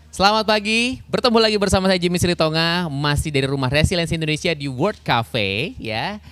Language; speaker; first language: Indonesian; native; Indonesian